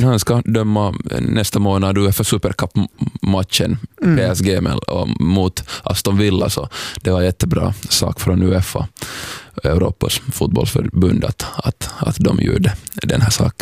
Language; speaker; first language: Swedish; non-native, local second language; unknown